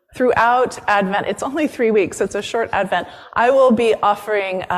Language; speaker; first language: English; native; English